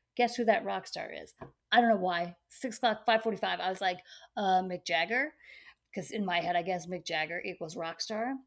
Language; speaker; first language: English; native; English